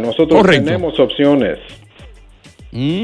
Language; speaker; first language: Spanish; non-native, learner; English